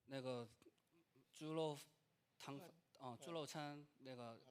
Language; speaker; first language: Chinese; non-native, learner; Korean